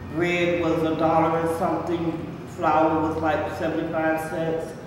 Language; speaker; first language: English; native; English